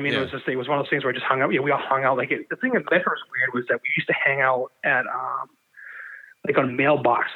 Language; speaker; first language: English; native; English